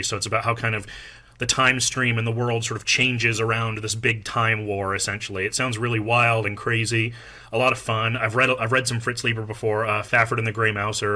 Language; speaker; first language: English; native; English